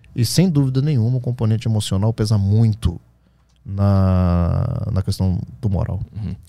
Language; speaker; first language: Portuguese; native; Portuguese